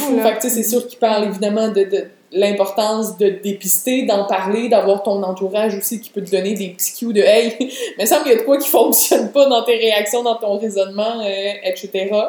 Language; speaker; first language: French; native; French